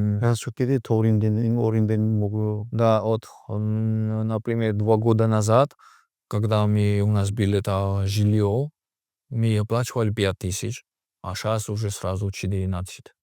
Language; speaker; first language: Russian; non-native, learner; Georgian